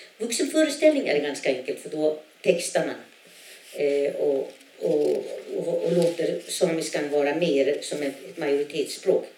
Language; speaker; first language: Swedish; non-native, local second language; Northern Sami